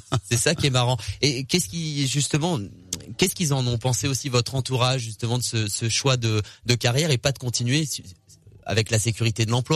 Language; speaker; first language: French; native; French